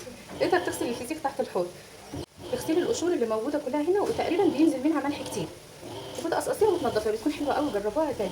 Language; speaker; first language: Arabic; native; Arabic